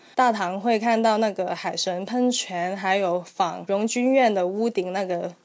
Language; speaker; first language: Chinese; non-native, local second language; Cantonese